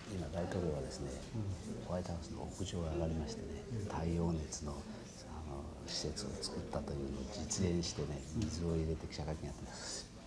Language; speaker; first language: Japanese; native; Japanese